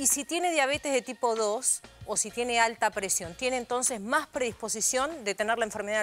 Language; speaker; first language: Spanish; native; Spanish